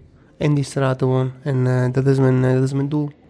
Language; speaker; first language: Dutch; non-native, fluent; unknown